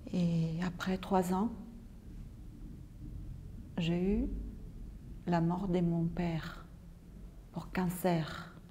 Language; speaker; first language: French; non-native, local second language; Arabic